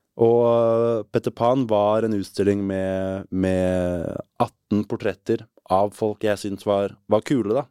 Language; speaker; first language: Norwegian; native; Norwegian